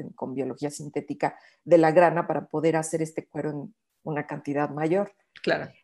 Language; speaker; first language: Spanish; native; Spanish